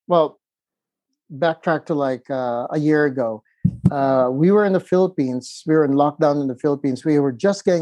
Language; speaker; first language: English; non-native, local second language; Filipino